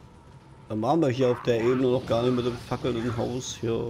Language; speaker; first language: German; native; German